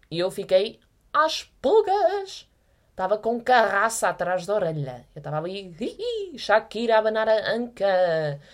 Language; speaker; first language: Portuguese; native; Portuguese